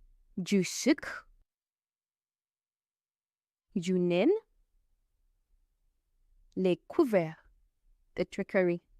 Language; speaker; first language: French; non-native, fluent; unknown